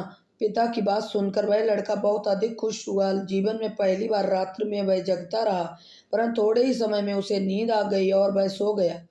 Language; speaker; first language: Hindi; native; Hindi